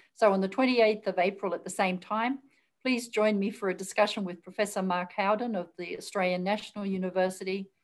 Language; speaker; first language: English; native; English